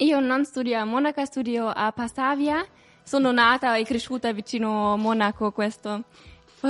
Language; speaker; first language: Italian; non-native, learner; German